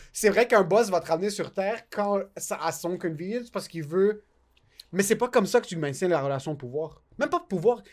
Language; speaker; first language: French; native; French